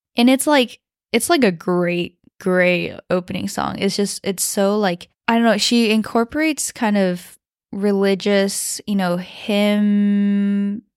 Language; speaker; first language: English; early bilingual, other home language; Chinese